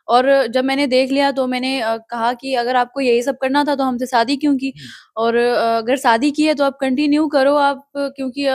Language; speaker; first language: Hindi; native; Hindi